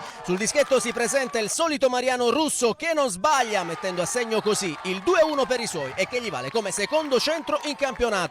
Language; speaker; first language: Italian; native; Italian